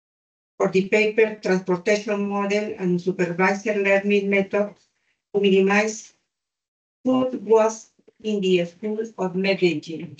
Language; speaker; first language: English; non-native, learner; Spanish